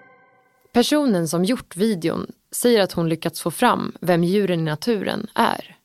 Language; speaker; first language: Swedish; native; Swedish